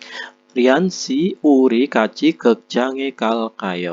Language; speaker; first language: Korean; non-native, fluent; Indonesian